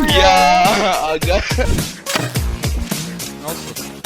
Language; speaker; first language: Turkish; native; Turkish